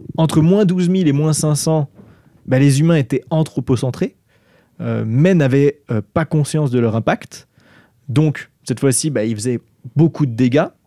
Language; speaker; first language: French; native; French